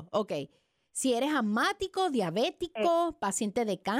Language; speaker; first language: Spanish; native; Spanish